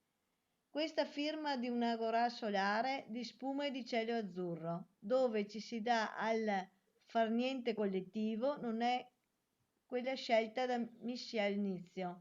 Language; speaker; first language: Italian; native; Italian